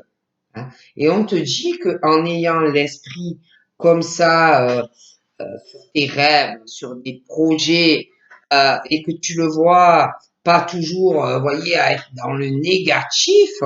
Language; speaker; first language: French; native; French